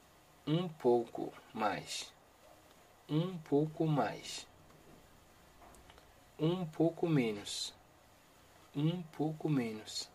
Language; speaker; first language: Portuguese; non-native, learner; Haitian Creole